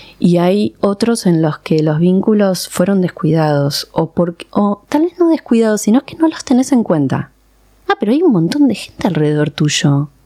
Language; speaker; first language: Spanish; early bilingual, other home language; Persian